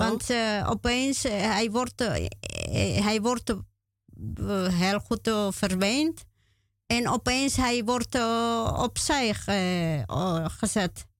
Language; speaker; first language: Dutch; non-native, learner; Spanish